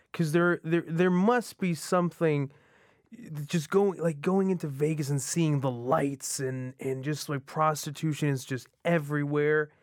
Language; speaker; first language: English; early bilingual, other home language; Arabic